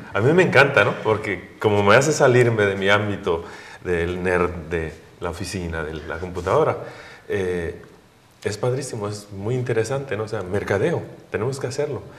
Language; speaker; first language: Spanish; native; Spanish